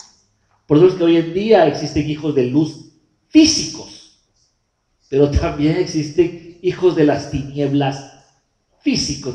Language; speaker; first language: Spanish; native; Spanish